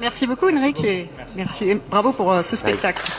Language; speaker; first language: French; native; French